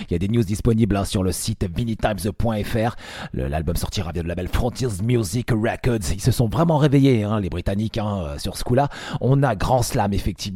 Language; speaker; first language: French; native; French